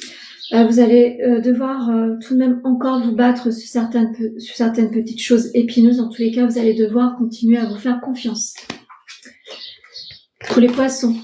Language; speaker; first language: French; native; French